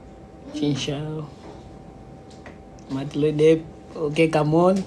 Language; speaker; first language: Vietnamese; non-native, learner; Portuguese